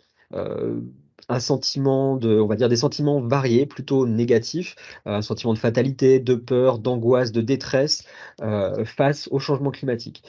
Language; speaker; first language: French; native; French